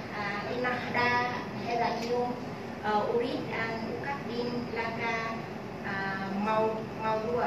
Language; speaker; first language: Arabic; non-native, fluent; Vietnamese